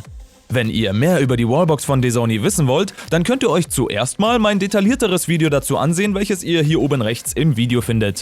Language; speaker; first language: German; native; German